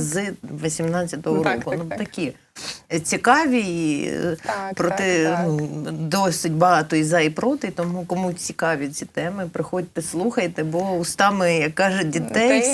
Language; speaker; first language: Ukrainian; native; Ukrainian